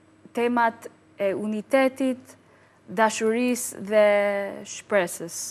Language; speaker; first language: Albanian; non-native, learner; English